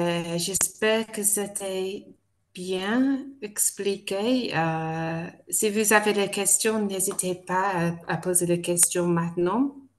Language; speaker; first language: French; non-native, fluent; English